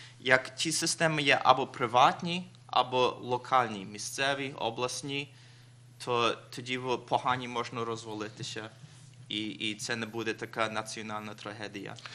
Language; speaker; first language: Ukrainian; early bilingual, heritage; Ukrainian